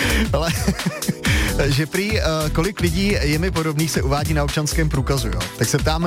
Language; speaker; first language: Czech; native; Czech